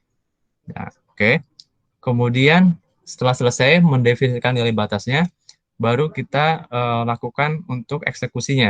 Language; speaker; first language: Indonesian; native; Indonesian